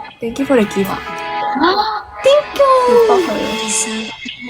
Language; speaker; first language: English; non-native, learner; Thai